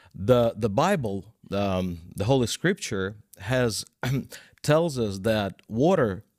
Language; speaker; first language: English; non-native, fluent; Russian